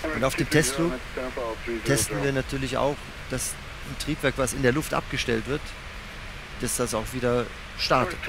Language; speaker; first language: German; native; German